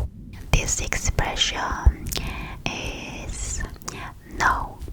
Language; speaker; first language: English; non-native, learner; Korean